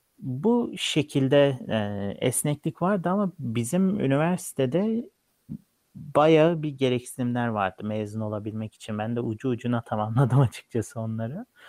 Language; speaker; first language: Turkish; native; Turkish